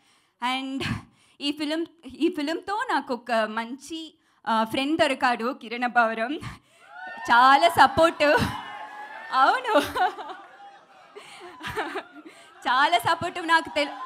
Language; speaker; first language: Telugu; non-native, learner; Tamil